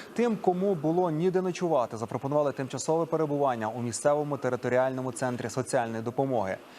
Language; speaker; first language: Ukrainian; native; Ukrainian